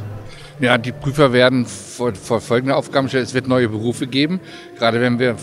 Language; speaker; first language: German; native; German